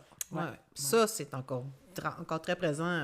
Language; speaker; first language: French; native; French